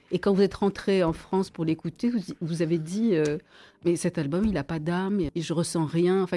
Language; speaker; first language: French; native; French